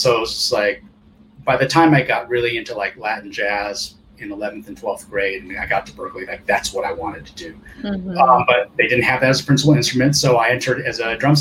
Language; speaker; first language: English; early bilingual, other home language; Japanese